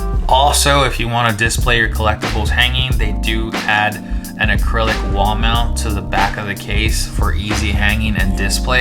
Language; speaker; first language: English; native; English